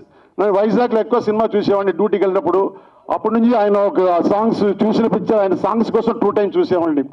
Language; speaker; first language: Telugu; native; Telugu